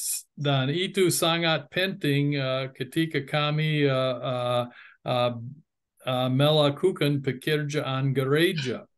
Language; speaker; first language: Indonesian; non-native, fluent; English